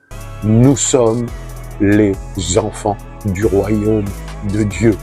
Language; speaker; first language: French; native; French